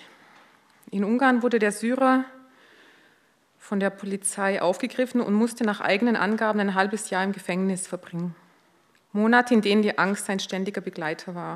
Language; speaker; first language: German; non-native, fluent; Hungarian